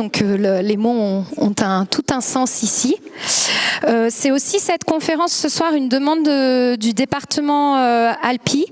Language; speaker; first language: French; native; French